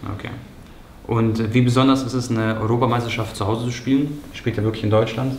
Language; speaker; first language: German; native; German